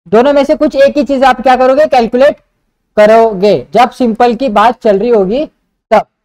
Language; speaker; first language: Hindi; non-native, local second language; Marathi